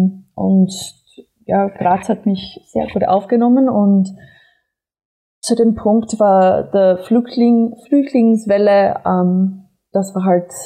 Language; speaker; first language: German; non-native, fluent; English